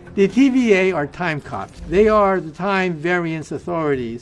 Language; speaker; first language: English; native; English